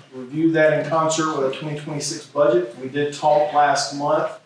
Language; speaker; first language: English; native; English